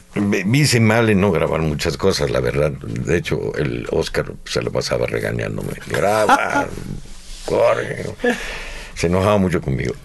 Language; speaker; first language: Spanish; native; Spanish